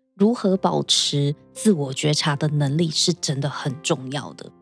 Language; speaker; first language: Chinese; native; Chinese